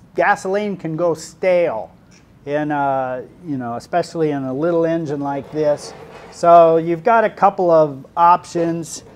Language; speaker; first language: English; native; English